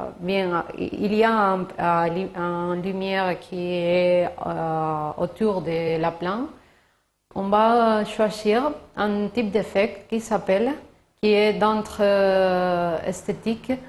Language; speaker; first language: French; non-native, learner; Spanish